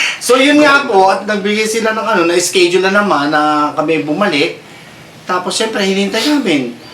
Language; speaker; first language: Filipino; native; Filipino